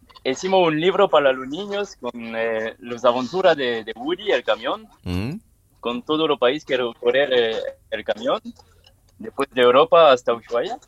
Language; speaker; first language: Spanish; non-native, learner; French